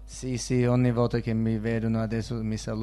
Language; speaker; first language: Italian; early bilingual, heritage; Italian